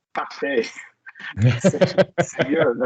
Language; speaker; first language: French; non-native, learner; English